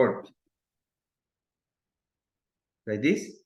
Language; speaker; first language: English; non-native, learner; Spanish